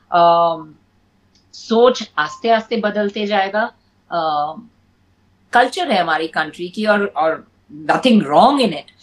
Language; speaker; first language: Hindi; non-native, local second language; English